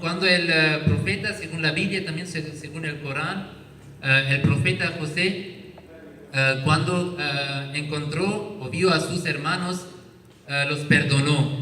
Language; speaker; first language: Spanish; non-native, learner; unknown